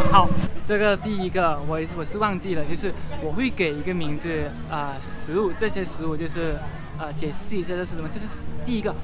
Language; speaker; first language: Chinese; non-native, learner; Thai